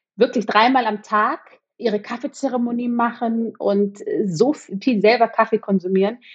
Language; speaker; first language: German; native; German